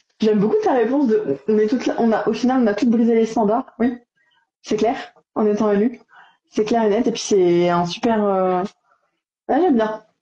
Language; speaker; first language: French; native; French